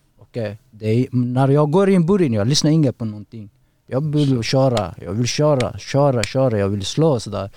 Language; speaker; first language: Swedish; non-native, learner; Persian